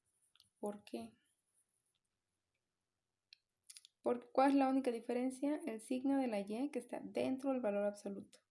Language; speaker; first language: Spanish; native; Spanish